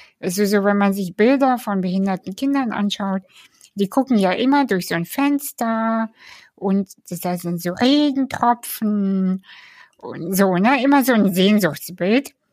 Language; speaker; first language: German; early bilingual, other home language; Russian